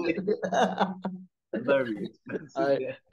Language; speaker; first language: English; non-native, learner; Polish